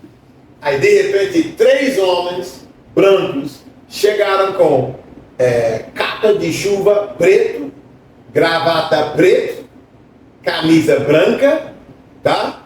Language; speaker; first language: Portuguese; non-native, fluent; English